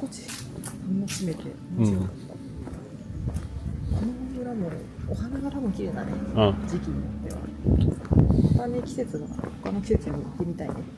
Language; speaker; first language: Japanese; native; Japanese